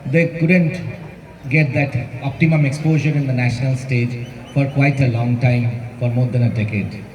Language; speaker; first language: English; non-native, local second language; Bangla